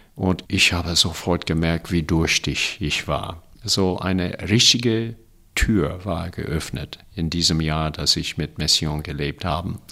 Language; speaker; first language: German; non-native, fluent; English